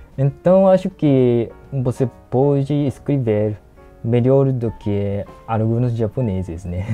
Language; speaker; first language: Portuguese; non-native, learner; Japanese